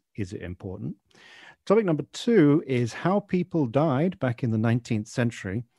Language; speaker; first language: English; native; English